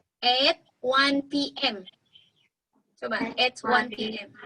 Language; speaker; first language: English; non-native, learner; Indonesian